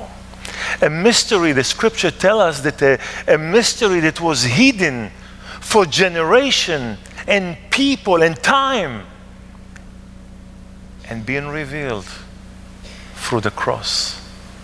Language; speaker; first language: English; non-native, fluent; Hebrew